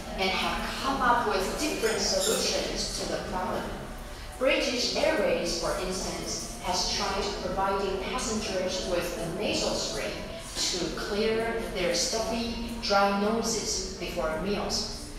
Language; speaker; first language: English; non-native, fluent; Chinese